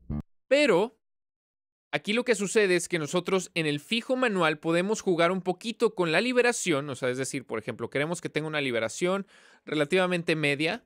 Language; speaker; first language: Spanish; native; Spanish